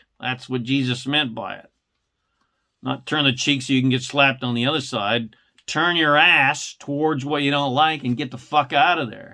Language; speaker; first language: English; native; English